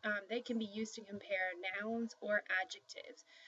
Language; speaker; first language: English; native; English